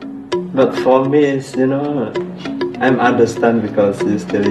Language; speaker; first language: English; non-native, learner; Indonesian